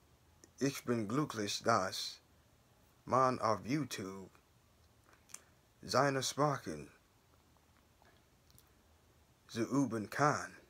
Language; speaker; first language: German; non-native, learner; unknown